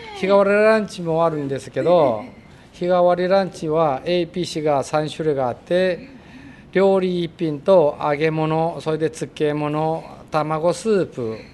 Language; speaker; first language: Japanese; non-native, fluent; Chinese